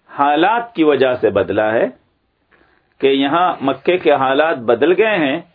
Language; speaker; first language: Urdu; native; Urdu